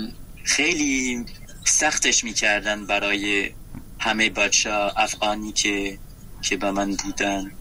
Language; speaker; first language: Persian; non-native, fluent; French